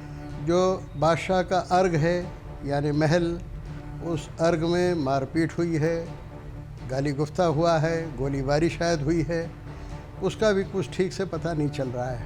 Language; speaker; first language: Hindi; native; Hindi